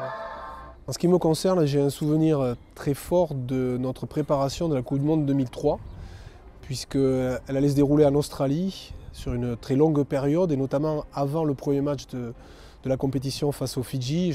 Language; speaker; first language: French; native; French